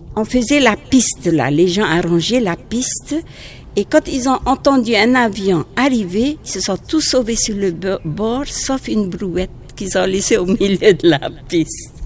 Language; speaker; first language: French; non-native, local second language; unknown